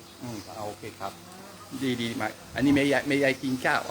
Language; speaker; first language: Thai; non-native, learner; French